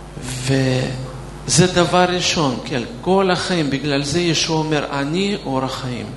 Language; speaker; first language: Hebrew; non-native, fluent; Russian